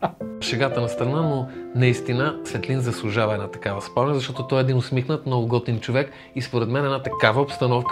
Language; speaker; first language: Bulgarian; native; Bulgarian